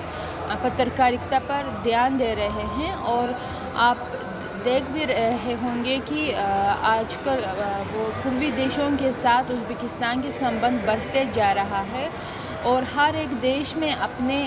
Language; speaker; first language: Hindi; non-native, fluent; Uzbek